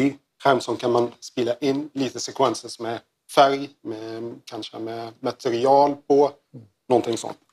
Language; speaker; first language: Swedish; non-native, learner; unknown